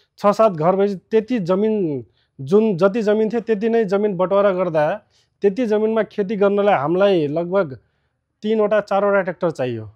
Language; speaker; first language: Nepali; non-native, local second language; Rana Tharu